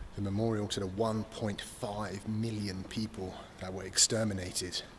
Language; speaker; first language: English; native; English